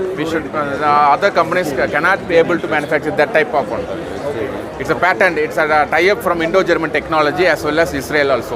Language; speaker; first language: English; non-native, local second language; Tamil